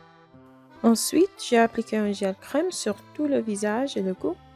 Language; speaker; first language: French; non-native, learner; English